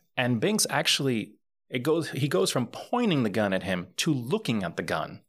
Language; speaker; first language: English; early bilingual, other home language; Spanish